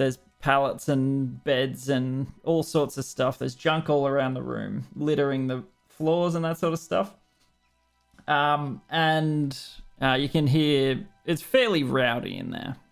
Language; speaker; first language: English; native; English